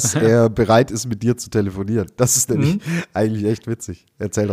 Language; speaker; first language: German; native; German